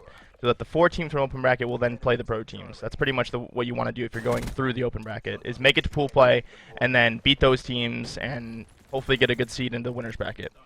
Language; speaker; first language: English; native; English